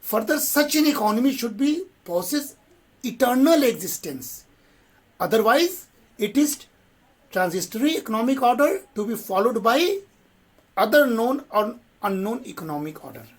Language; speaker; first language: English; non-native, local second language; Hindi